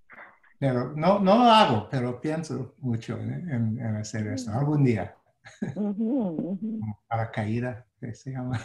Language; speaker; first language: Spanish; non-native, fluent; English